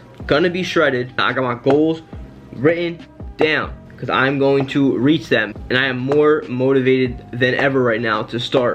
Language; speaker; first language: English; native; English